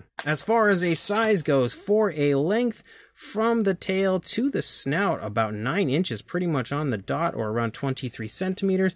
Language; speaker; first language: English; native; English